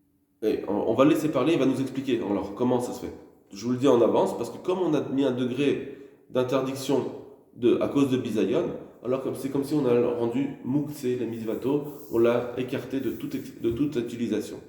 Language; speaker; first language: French; native; French